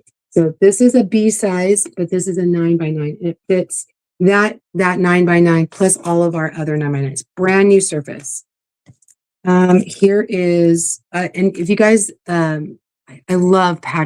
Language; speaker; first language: English; native; English